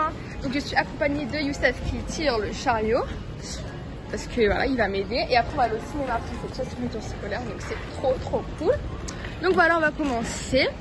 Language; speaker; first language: French; native; French